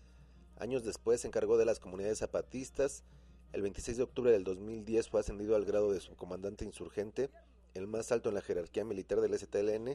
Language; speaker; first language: Spanish; native; Spanish